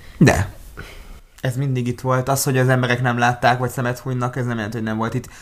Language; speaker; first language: Hungarian; early bilingual, other home language; Hebrew